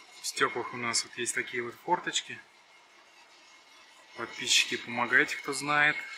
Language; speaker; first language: Russian; native; Russian